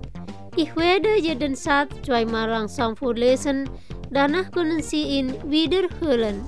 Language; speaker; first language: German; non-native, fluent; Indonesian